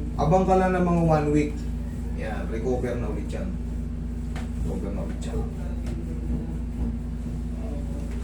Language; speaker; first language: Filipino; native; Filipino